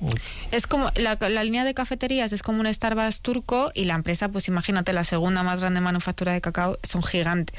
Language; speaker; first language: Spanish; native; Spanish